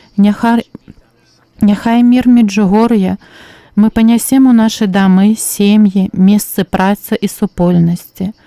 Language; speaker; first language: Belarusian; native; Belarusian